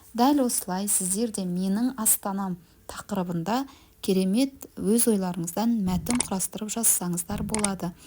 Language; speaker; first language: Kazakh; native; Kazakh